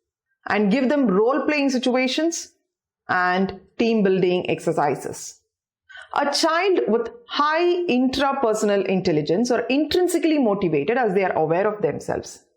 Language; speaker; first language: English; non-native, local second language; Tamil